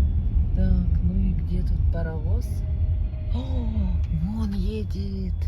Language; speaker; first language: Russian; native; Russian